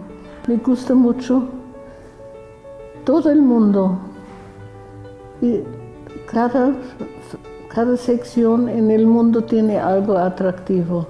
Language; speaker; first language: Spanish; non-native, learner; German